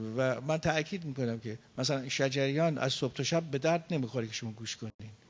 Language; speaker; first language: Persian; native; Persian